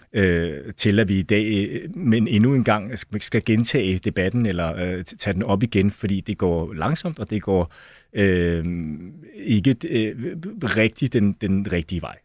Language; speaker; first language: Danish; early bilingual, other home language; Chinese